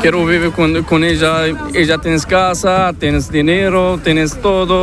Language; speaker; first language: Spanish; non-native, learner; Arabic